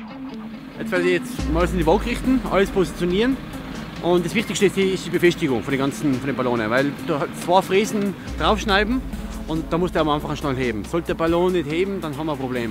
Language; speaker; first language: German; native; German